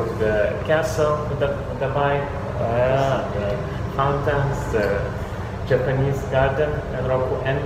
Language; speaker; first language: English; non-native, fluent; Lithuanian